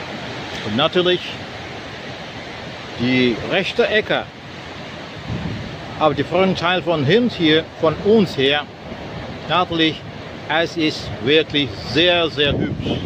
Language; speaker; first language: German; non-native, learner; Indonesian